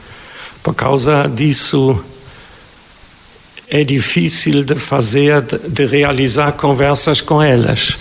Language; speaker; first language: Portuguese; non-native, fluent; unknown